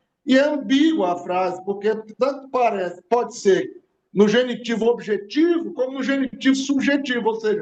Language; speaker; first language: Portuguese; native; Portuguese